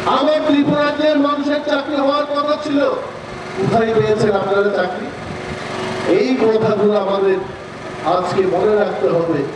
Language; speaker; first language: Bangla; non-native, local second language; Kok Borok